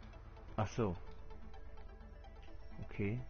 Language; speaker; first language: German; native; German